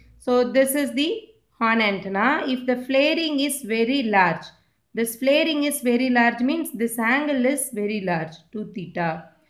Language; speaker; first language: English; non-native, local second language; Tamil